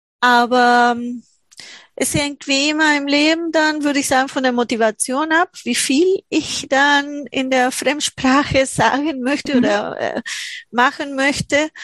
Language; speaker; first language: German; non-native, fluent; Spanish